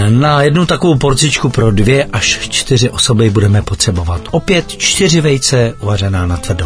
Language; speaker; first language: Czech; native; Czech